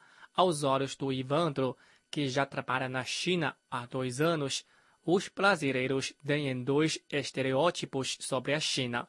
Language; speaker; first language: Portuguese; non-native, fluent; Chinese